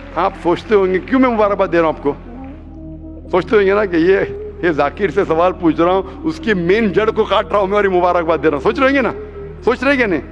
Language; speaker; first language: Hindi; non-native, local second language; Konkani